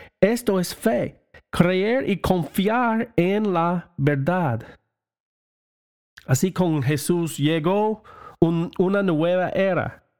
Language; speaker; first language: Spanish; non-native, learner; English